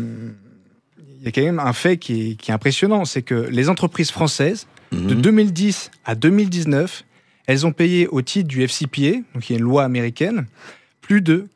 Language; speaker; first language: French; native; French